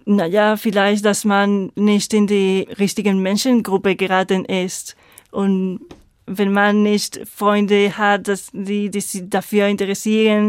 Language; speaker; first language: German; non-native, fluent; Spanish